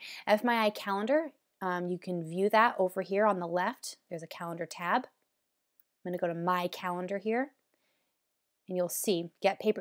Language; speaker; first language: English; native; English